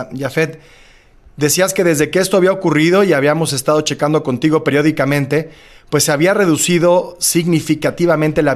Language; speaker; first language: Spanish; native; Spanish